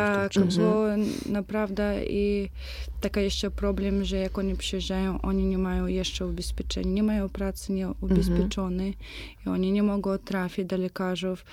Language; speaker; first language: Polish; non-native, fluent; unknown